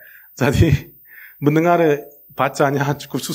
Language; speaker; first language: Indonesian; non-native, learner; Korean